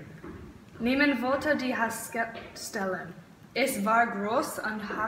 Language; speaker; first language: German; non-native, learner; English